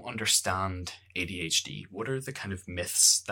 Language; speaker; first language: English; native; English